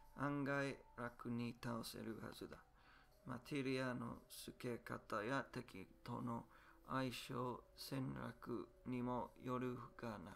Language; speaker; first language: Japanese; non-native, learner; English